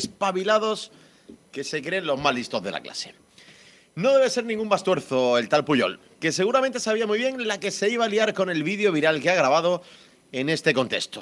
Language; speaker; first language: Spanish; native; Spanish